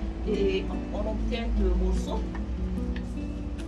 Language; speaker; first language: French; non-native, local second language; Malagasy